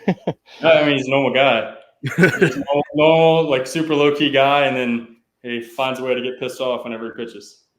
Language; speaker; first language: English; native; English